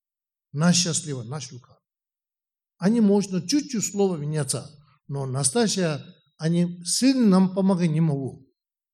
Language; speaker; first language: Russian; non-native, learner; Tibetan